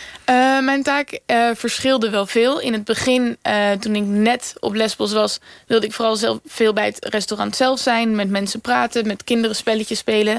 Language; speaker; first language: Dutch; native; Dutch